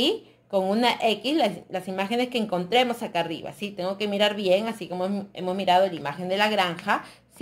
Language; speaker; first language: Spanish; native; Spanish